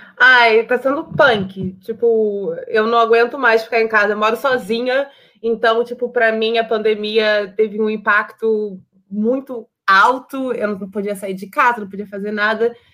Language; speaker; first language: Portuguese; native; Portuguese